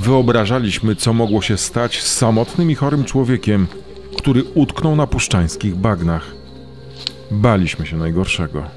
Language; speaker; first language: Polish; native; Polish